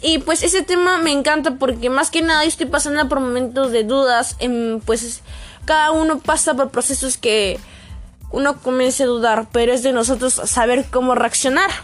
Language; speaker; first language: Spanish; native; Spanish